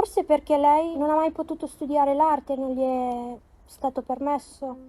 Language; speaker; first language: Italian; non-native, fluent; Macedonian